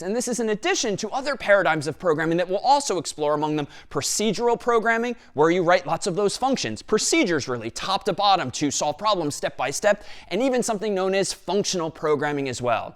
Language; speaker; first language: English; native; English